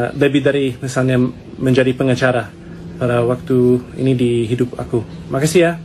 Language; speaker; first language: Indonesian; non-native, fluent; English